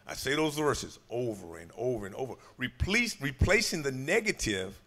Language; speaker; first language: English; native; English